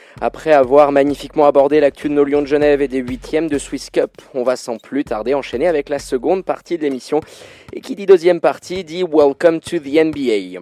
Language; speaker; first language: French; native; French